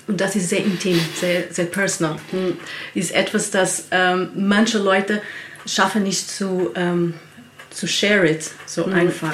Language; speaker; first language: German; non-native, learner; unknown